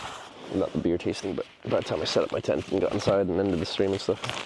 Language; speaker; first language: English; native; English